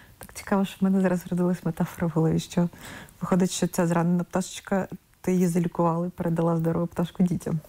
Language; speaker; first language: Ukrainian; non-native, local second language; Russian